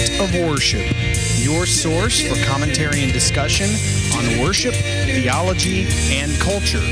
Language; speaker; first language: English; native; English